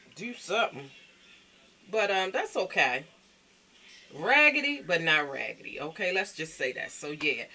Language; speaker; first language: English; native; English